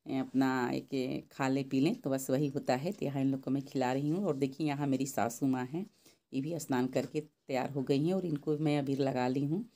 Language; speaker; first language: Hindi; native; Hindi